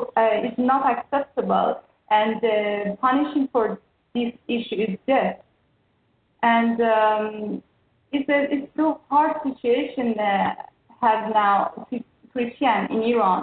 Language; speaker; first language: English; non-native, learner; Persian